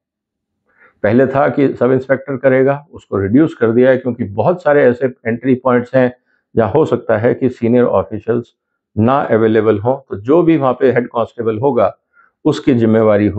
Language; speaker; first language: Hindi; native; Hindi